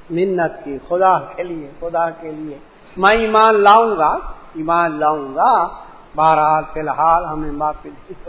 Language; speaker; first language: Urdu; non-native, local second language; Sindhi